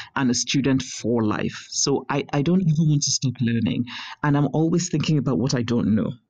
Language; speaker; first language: English; non-native, local second language; Igbo